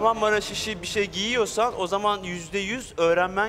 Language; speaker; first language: Turkish; native; Turkish